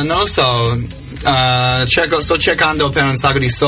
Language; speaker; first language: Italian; non-native, learner; English